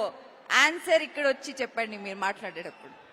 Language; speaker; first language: Telugu; non-native, learner; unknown